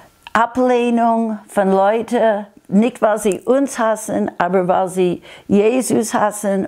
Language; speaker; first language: German; non-native, fluent; English